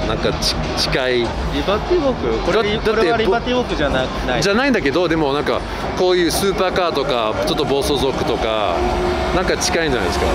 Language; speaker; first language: Japanese; non-native, fluent; English